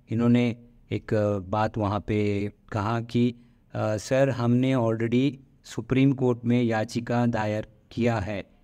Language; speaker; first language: Hindi; non-native, local second language; Malayalam